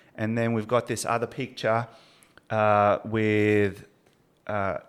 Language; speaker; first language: English; early bilingual, other home language; Spanish